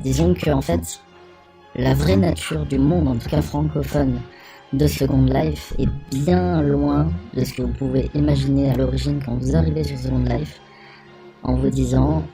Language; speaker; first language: French; native; French